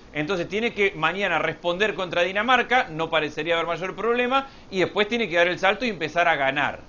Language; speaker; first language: Spanish; native; Spanish